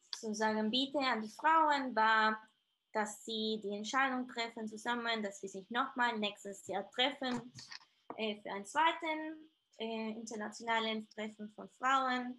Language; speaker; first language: German; non-native, fluent; Spanish